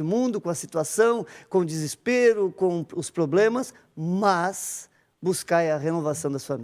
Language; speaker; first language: Portuguese; native; Portuguese